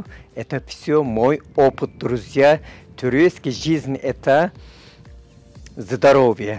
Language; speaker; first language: Russian; non-native, fluent; Turkish